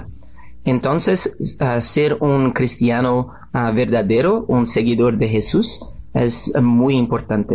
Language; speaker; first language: Spanish; non-native, learner; Portuguese